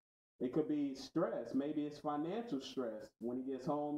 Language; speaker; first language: English; native; English